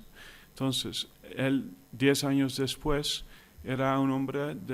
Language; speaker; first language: Spanish; non-native, fluent; Dutch